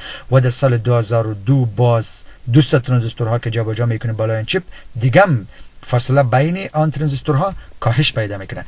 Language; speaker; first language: Persian; native; Persian